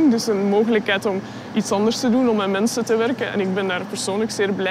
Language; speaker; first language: Dutch; native; Dutch